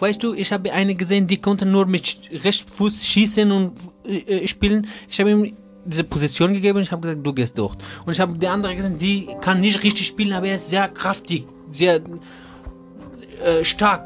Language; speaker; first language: German; non-native, learner; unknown